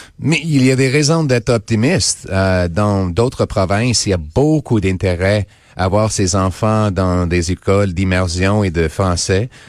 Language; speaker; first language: French; non-native, local second language; English